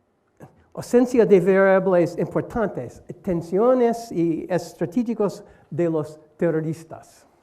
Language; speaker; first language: Spanish; non-native, learner; English